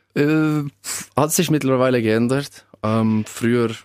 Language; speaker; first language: German; early bilingual, other home language; Albanian